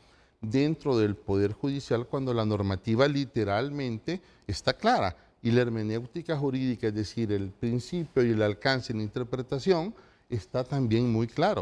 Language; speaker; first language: Spanish; native; Spanish